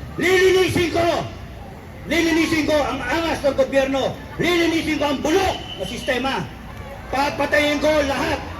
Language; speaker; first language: Filipino; non-native, local second language; Cebuano